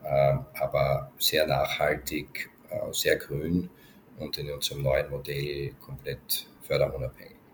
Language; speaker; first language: German; native; German